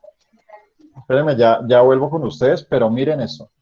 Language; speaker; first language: Spanish; native; Spanish